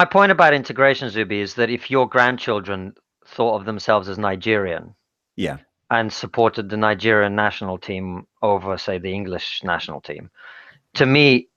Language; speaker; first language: English; non-native, fluent; Russian